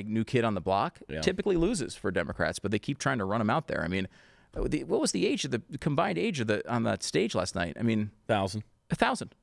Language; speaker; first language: English; native; English